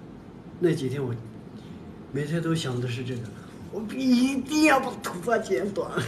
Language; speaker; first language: Chinese; non-native, local second language; Tibetan